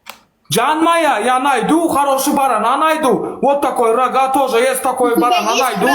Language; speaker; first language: Russian; non-native, learner; Turkmen